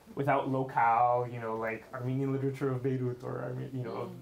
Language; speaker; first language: English; early bilingual, other home language; Armenian